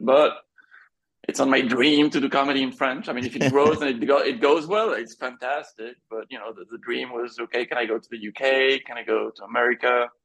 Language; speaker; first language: English; non-native, fluent; French